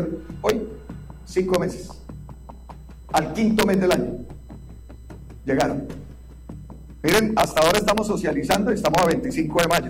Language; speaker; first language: Spanish; native; Spanish